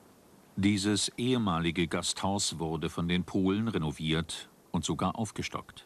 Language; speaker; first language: German; native; German